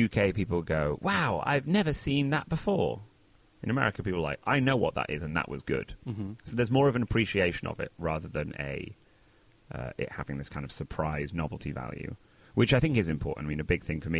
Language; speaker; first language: English; native; English